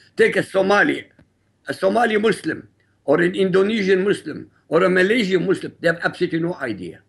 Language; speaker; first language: English; non-native, fluent; Arabic